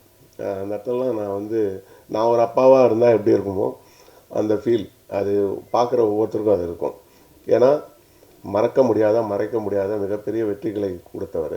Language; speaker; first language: Tamil; native; Tamil